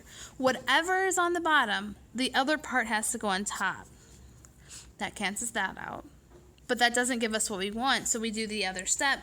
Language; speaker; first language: English; native; English